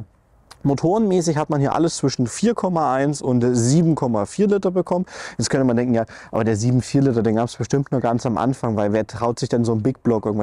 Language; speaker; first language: German; native; German